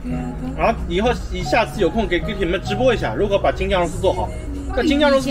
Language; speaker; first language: Chinese; native; Chinese